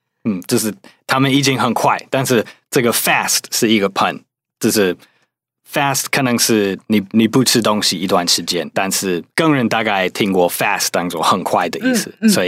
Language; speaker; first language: Chinese; non-native, fluent; English